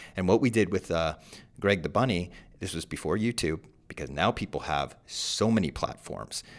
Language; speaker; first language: English; native; English